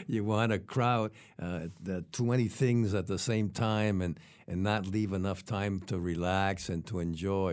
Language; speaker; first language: English; native; English